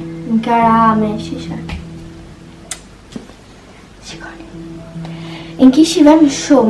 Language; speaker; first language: Albanian; early bilingual, heritage; Albanian